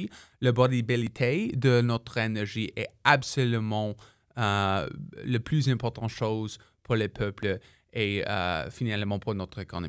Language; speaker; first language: French; non-native, local second language; English